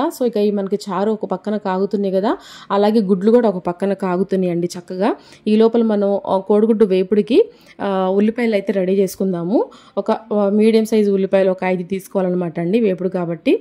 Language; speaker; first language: Telugu; native; Telugu